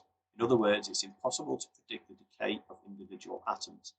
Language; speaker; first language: English; native; English